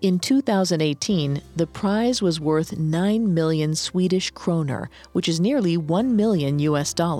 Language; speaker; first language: English; native; English